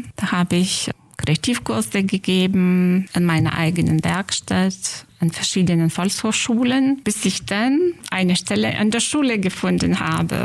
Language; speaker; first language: German; non-native, fluent; Lithuanian